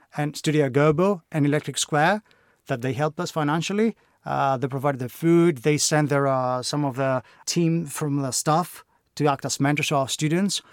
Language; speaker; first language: English; non-native, fluent; Greek